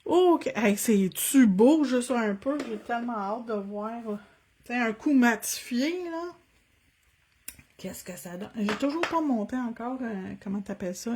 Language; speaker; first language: French; native; French